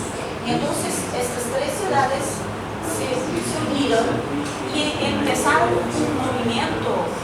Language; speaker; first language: Spanish; non-native, fluent; Portuguese